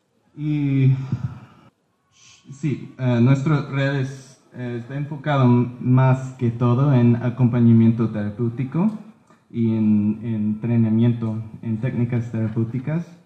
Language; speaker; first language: Spanish; early bilingual, heritage; Spanish